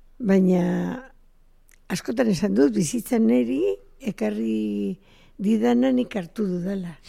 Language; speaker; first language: Basque; non-native, local second language; Spanish